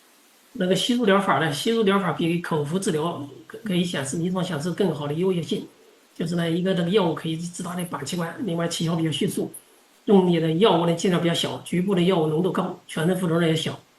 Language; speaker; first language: Chinese; non-native, local second language; Indonesian